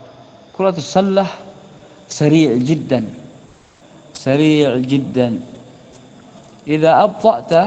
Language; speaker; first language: Arabic; non-native, fluent; Indonesian